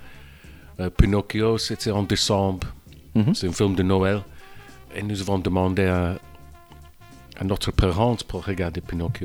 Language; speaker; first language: French; non-native, fluent; English